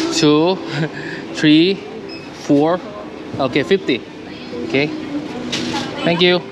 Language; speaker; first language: English; non-native, learner; Thai